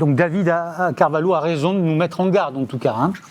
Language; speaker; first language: French; native; French